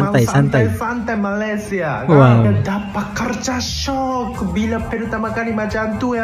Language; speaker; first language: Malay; non-native, learner; Japanese